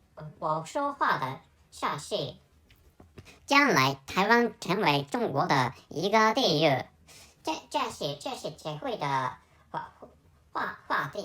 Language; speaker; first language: Chinese; non-native, learner; Japanese